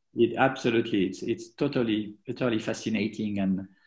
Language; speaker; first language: English; non-native, fluent; French